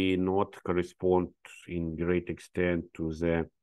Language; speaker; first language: English; non-native, learner; Ukrainian